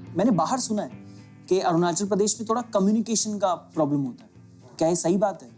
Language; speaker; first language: Hindi; native; Hindi